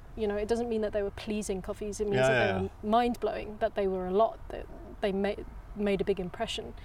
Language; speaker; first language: English; native; English